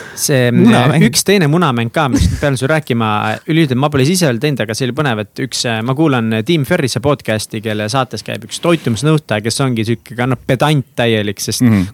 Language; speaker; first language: Estonian; native; Estonian